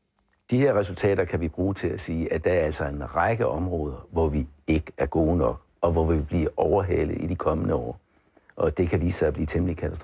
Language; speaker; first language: Danish; native; Danish